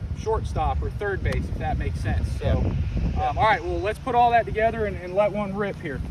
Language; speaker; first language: English; native; English